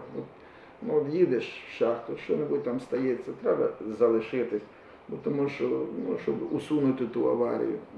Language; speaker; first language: Ukrainian; native; Ukrainian